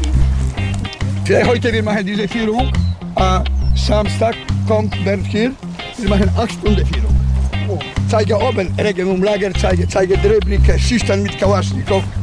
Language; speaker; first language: German; non-native, learner; Polish